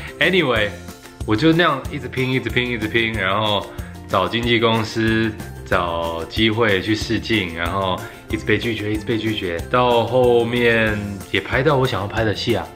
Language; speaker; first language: Chinese; early bilingual, heritage; Chinese